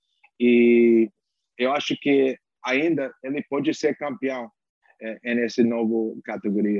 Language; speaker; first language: Portuguese; non-native, learner; English